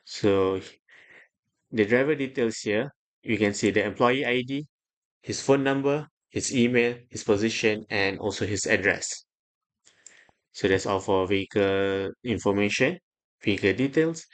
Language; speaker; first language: English; non-native, local second language; Malay